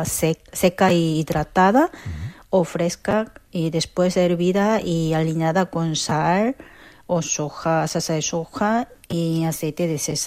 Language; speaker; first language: Spanish; non-native, fluent; Korean